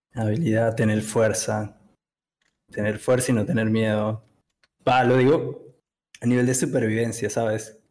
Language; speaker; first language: Spanish; native; Spanish